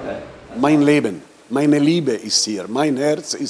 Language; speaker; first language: German; non-native, learner; Arabic